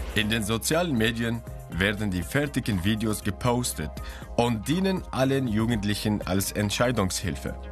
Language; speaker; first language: German; non-native, fluent; Arabic